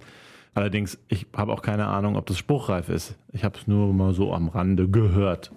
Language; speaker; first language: German; native; German